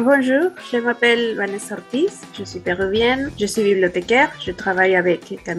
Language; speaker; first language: French; non-native, learner; Spanish